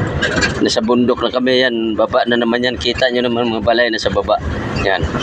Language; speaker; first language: Filipino; non-native, local second language; Hiligaynon